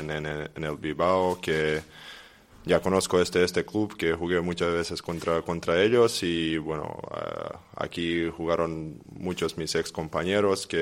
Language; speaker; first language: Spanish; non-native, fluent; Serbian